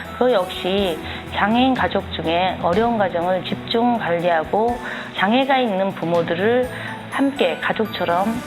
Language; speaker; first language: Korean; native; Korean